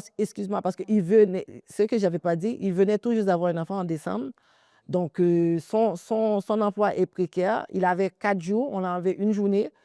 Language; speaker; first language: French; early bilingual, other home language; Haitian Creole